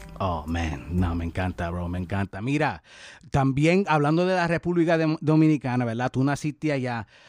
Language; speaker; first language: Spanish; early bilingual, heritage; Spanish